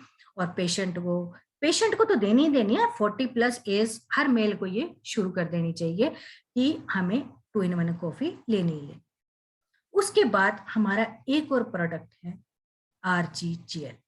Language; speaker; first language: Hindi; native; Hindi